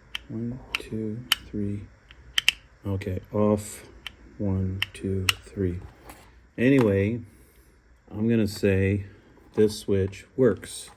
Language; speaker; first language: English; native; English